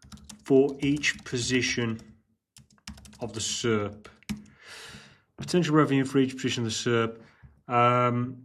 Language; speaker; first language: English; native; English